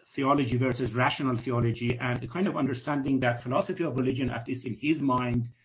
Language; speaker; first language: English; non-native, fluent; Persian